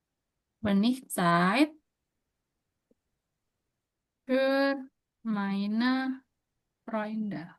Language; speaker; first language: German; non-native, fluent; Indonesian